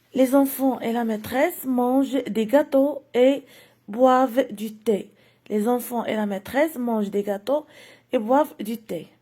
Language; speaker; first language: French; non-native, local second language; Arabic